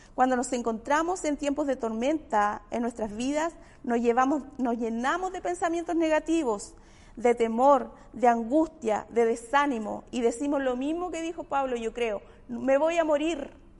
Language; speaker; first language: Spanish; native; Spanish